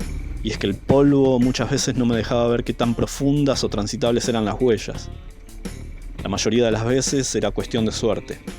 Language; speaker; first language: Spanish; native; Spanish